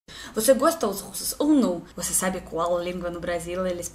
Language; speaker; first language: Portuguese; non-native, learner; Russian